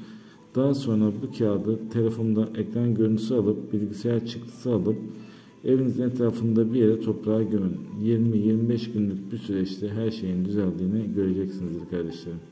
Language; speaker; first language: Turkish; native; Turkish